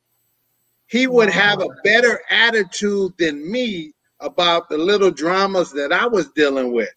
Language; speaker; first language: English; native; English